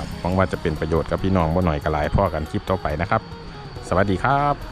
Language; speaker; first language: Thai; non-native, local second language; Lao